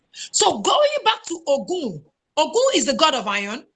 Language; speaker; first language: English; non-native, local second language; Yoruba